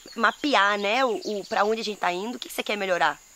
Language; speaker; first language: Portuguese; native; Portuguese